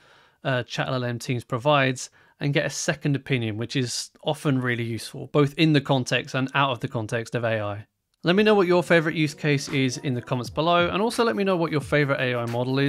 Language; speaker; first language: English; native; English